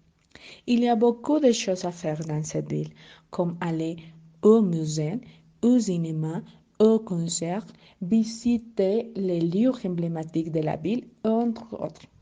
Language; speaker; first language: French; non-native, learner; Spanish